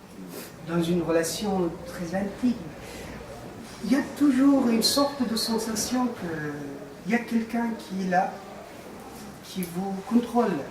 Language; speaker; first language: French; non-native, fluent; Persian